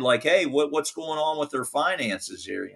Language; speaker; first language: English; native; English